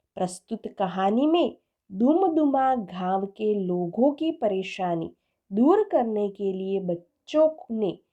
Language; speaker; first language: Hindi; non-native, local second language; Gujarati